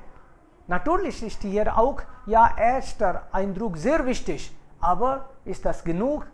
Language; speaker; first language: German; non-native, fluent; Hindi